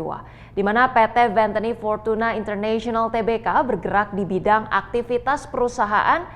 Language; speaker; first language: Indonesian; native; Indonesian